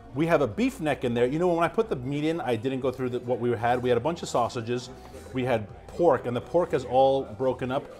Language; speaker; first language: English; native; English